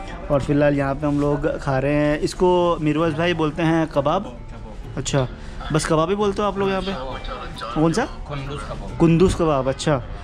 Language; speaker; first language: Hindi; native; Hindi